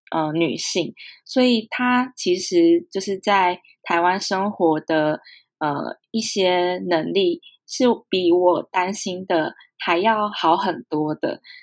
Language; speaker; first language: Chinese; native; Chinese